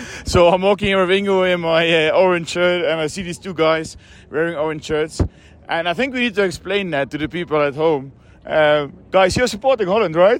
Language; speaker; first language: English; non-native, fluent; Dutch